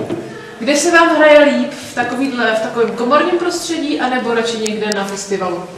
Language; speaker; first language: Czech; native; Czech